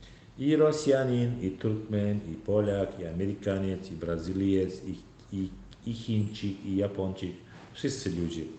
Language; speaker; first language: Polish; non-native, learner; Turkmen